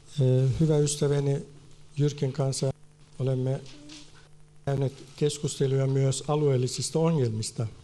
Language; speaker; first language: Finnish; non-native, fluent; Turkish